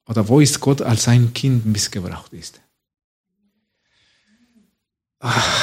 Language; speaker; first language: German; non-native, fluent; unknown